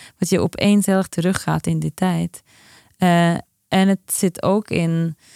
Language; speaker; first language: Dutch; non-native, fluent; Norwegian